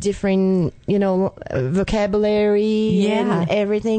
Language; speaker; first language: English; non-native, fluent; Portuguese